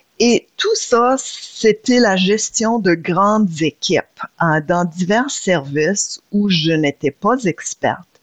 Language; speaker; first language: French; native; French